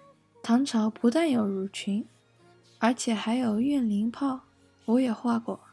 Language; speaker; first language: Chinese; early bilingual, heritage; English